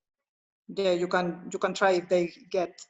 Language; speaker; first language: English; non-native, learner; Spanish